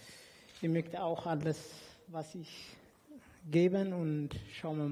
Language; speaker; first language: German; non-native, fluent; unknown